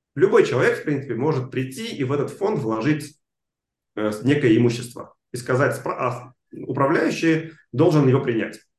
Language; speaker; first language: Russian; non-native, local second language; Armenian